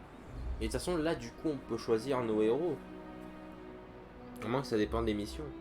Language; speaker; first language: French; native; French